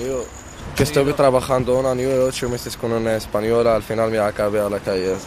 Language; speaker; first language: Spanish; non-native, learner; Arabic